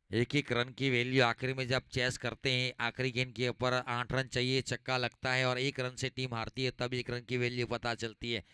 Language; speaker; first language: Hindi; non-native, local second language; Gujarati